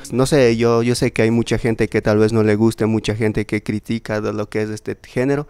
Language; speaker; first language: Spanish; native; Spanish